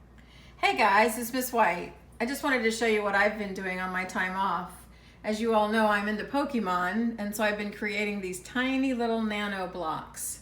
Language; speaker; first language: English; native; English